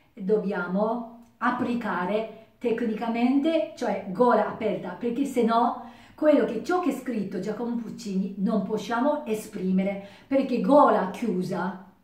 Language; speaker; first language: Italian; non-native, learner; Japanese